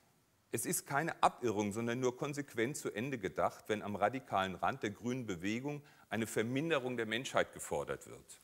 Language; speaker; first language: German; native; German